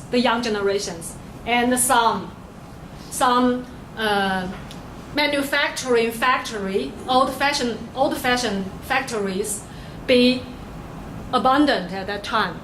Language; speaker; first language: English; non-native, learner; Chinese